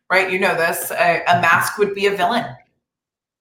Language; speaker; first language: English; native; English